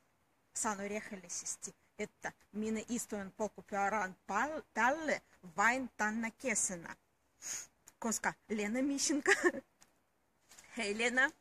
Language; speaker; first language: Finnish; non-native, learner; Russian